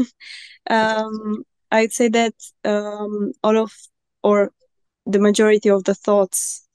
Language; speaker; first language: English; non-native, fluent; Italian